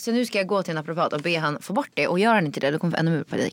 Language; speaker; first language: Swedish; native; Swedish